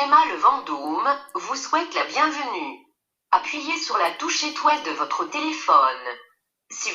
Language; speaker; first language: French; native; French